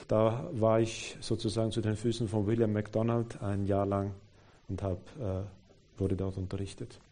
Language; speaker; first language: German; native; German